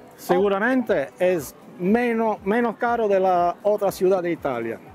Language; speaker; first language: Spanish; early bilingual, heritage; Italian